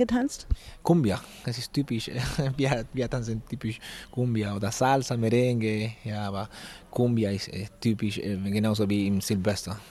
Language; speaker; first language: German; non-native, learner; Spanish